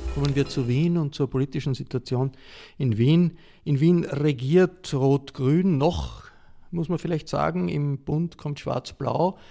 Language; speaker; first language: German; native; German